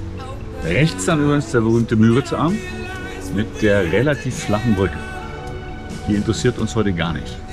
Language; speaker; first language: German; native; German